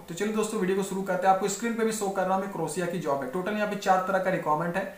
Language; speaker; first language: Hindi; native; Hindi